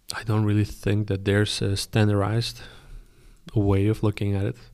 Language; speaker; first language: English; non-native, fluent; Spanish